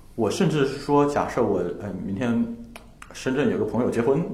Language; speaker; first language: Chinese; native; Chinese